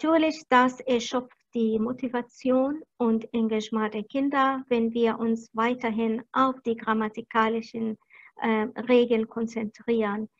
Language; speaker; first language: German; non-native, fluent; Arabic